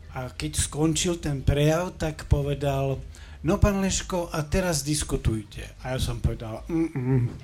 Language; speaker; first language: Slovak; native; Slovak